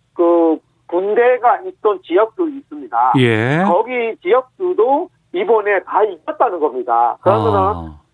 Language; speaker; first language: Korean; non-native, fluent; Burmese